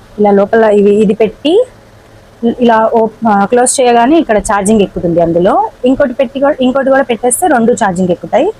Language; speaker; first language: Telugu; non-native, local second language; Urdu